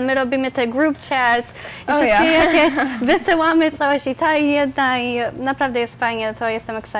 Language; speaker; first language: Polish; early bilingual, other home language; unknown